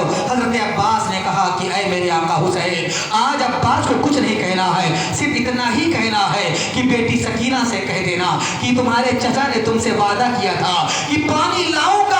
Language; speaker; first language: Urdu; native; Urdu